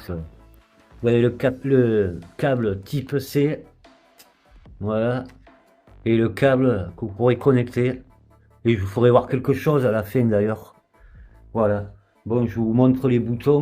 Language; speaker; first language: French; native; French